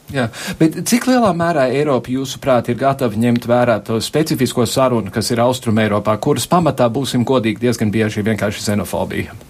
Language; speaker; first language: Latvian; early bilingual, heritage; Latvian